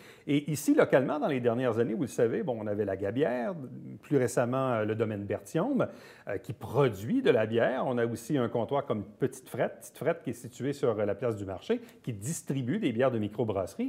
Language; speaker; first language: French; native; French